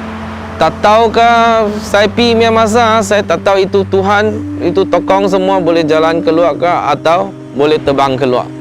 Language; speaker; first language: Indonesian; non-native, local second language; Chinese